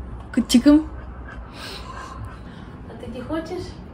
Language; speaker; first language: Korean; non-native, fluent; Russian